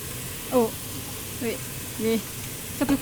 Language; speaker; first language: French; non-native, learner; Malay